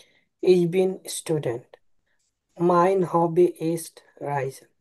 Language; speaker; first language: German; non-native, learner; Bangla